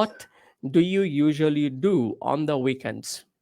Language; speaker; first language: English; non-native, fluent; Bangla